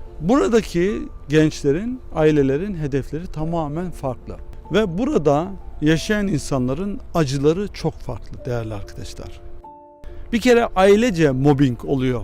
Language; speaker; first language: Turkish; early bilingual, heritage; Turkish